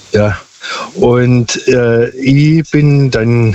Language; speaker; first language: German; non-native, local second language; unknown